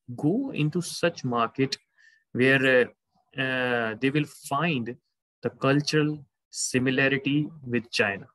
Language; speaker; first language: English; non-native, local second language; Hindi